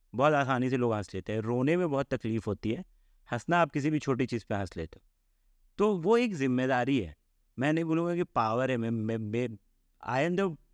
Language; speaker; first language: Hindi; native; Hindi